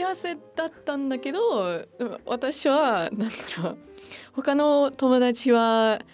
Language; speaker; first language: Japanese; non-native, fluent; English